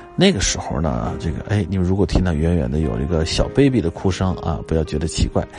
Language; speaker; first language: Chinese; native; Chinese